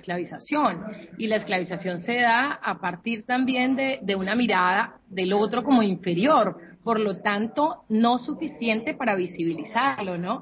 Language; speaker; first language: Spanish; native; Spanish